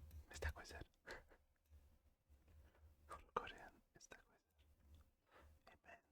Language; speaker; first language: Basque; non-native, learner; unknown